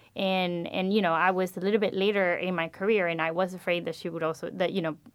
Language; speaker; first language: English; non-native, fluent; Spanish